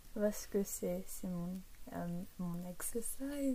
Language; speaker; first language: French; early bilingual, heritage; English